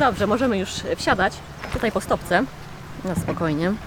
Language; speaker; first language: Polish; native; Polish